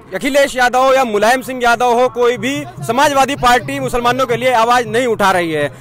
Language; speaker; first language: Hindi; native; Hindi